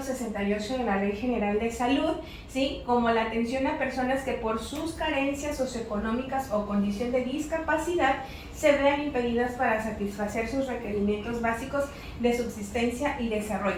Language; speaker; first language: Spanish; native; Spanish